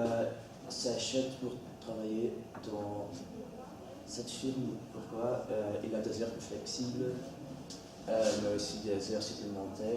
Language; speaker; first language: French; non-native, learner; Dutch